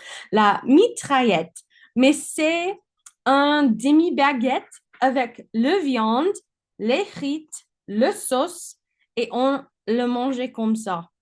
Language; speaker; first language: French; non-native, learner; English